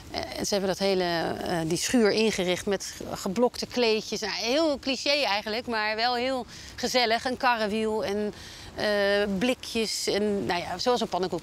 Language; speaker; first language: Dutch; native; Dutch